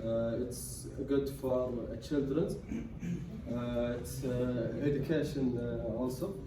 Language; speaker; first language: English; non-native, learner; Arabic